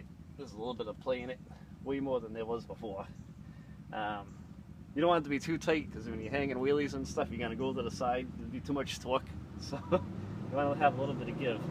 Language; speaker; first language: English; native; English